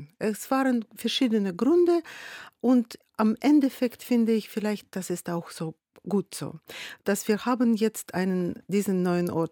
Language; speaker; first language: German; non-native, fluent; Russian